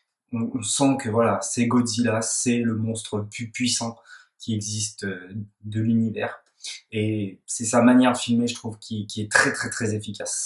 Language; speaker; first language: French; native; French